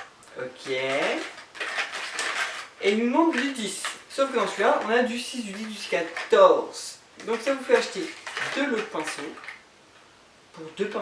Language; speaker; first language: French; native; French